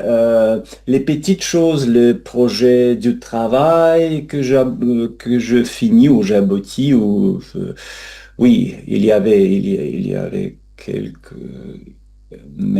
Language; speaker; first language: French; non-native, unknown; Russian